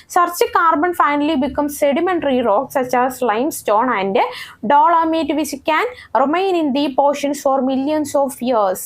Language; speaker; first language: English; non-native, local second language; Malayalam